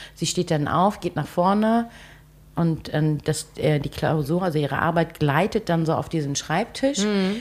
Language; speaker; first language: German; early bilingual, other home language; Turkish